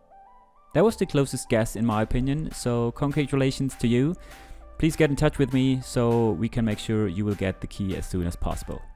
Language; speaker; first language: English; non-native, fluent; German